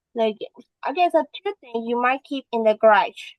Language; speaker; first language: English; non-native, fluent; Burmese